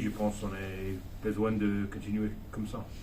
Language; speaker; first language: French; non-native, learner; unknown